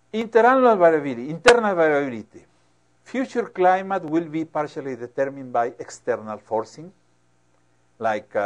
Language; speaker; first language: English; non-native, fluent; Spanish